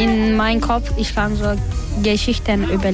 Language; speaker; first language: German; non-native, learner; Turkish